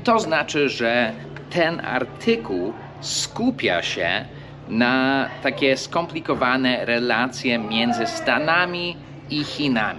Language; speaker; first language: Polish; non-native, fluent; English